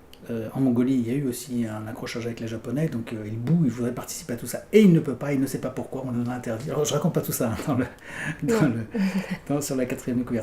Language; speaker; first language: French; native; French